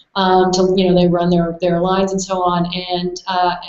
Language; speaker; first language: English; native; English